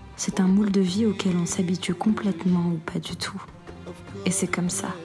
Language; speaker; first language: French; non-native, local second language; Arabic